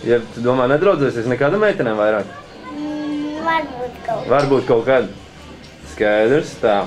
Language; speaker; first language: Latvian; native; Latvian